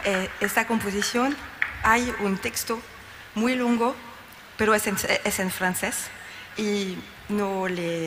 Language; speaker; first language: Spanish; non-native, learner; French